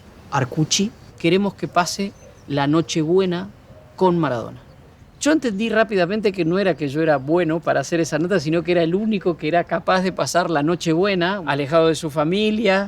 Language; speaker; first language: Spanish; native; Spanish